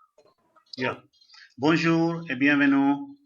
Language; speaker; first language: French; non-native, fluent; Urdu